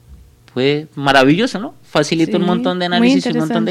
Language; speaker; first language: Spanish; native; Spanish